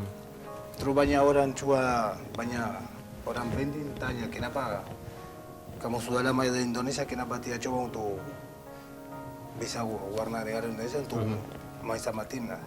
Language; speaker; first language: Indonesian; non-native, learner; Spanish